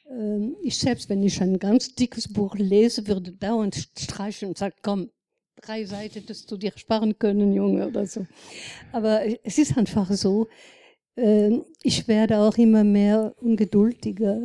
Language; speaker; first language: German; non-native, fluent; French